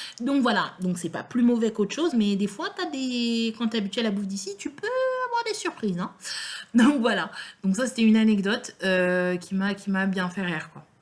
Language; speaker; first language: French; native; French